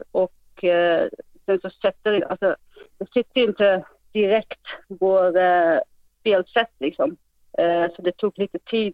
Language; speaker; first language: Swedish; non-native, fluent; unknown